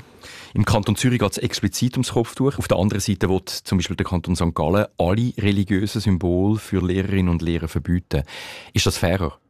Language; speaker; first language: German; native; German